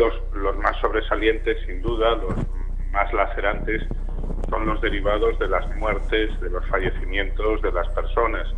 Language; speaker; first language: Spanish; native; Spanish